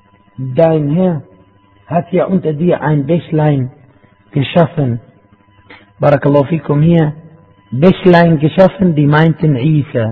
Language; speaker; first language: German; non-native, fluent; Arabic